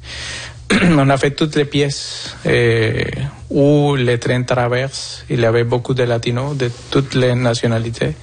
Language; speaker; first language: French; non-native, fluent; Spanish